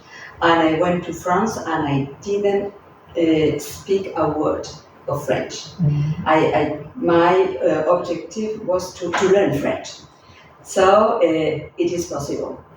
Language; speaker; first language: English; non-native, fluent; Spanish